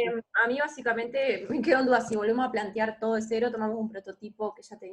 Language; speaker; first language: Spanish; native; Spanish